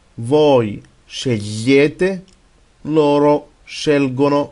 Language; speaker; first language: Italian; non-native, fluent; Arabic